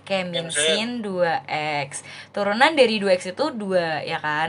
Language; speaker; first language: Indonesian; native; Indonesian